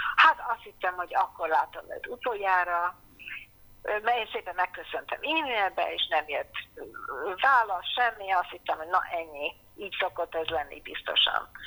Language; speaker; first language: Hungarian; early bilingual, heritage; Hungarian